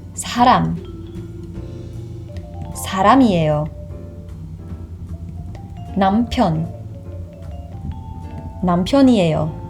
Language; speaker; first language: Korean; non-native, fluent; English